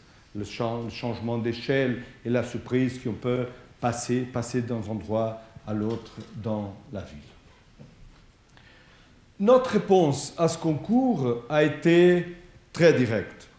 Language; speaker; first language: French; non-native, fluent; Portuguese